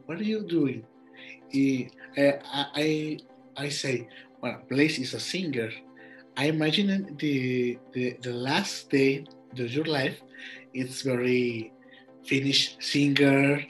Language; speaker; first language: English; non-native, learner; Spanish